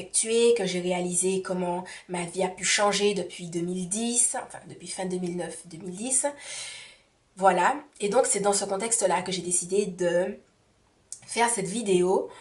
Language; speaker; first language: French; native; French